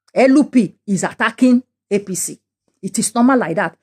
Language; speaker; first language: English; non-native, local second language; Yoruba